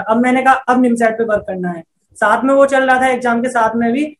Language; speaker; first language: Hindi; native; Hindi